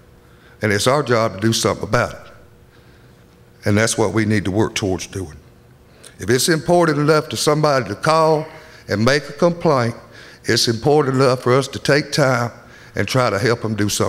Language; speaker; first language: English; native; English